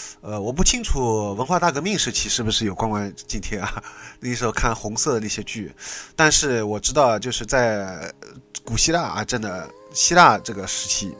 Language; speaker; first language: Chinese; native; Chinese